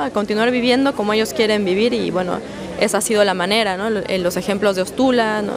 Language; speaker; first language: Spanish; native; Spanish